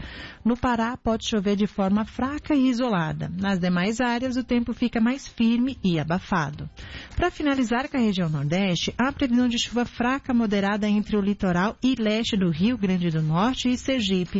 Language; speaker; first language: Portuguese; native; Portuguese